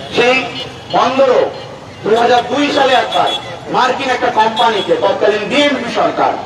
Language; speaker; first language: Bangla; native; Bangla